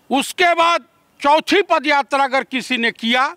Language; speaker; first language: Hindi; native; Hindi